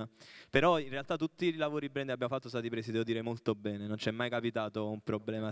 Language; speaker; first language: Italian; native; Italian